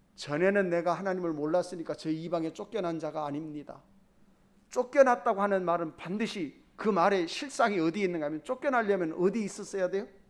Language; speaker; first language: Korean; native; Korean